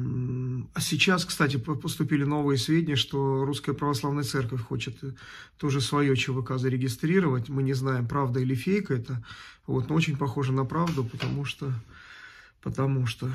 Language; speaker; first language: Russian; native; Russian